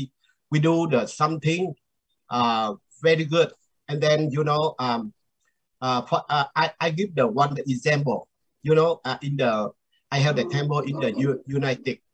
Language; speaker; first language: English; non-native, learner; Vietnamese